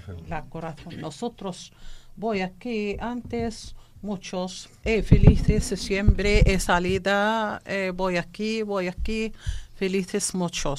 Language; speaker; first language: Spanish; non-native, learner; Arabic